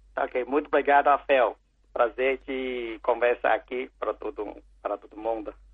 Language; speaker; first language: Portuguese; non-native, learner; Chinese